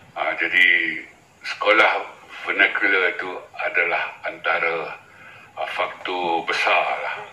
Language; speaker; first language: Malay; native; Malay